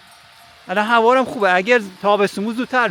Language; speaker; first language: Persian; native; Persian